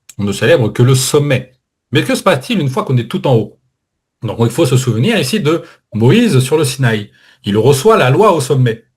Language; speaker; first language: French; native; French